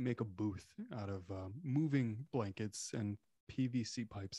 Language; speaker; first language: English; non-native, fluent; French